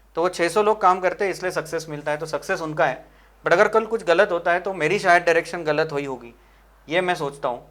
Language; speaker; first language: Hindi; non-native, local second language; Marwari